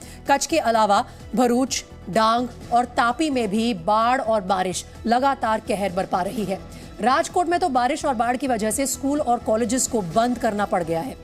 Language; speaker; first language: Hindi; native; Hindi